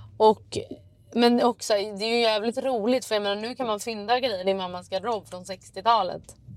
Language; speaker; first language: Swedish; native; Swedish